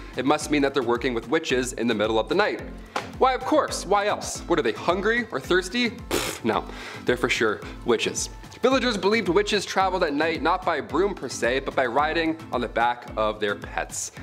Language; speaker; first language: English; native; English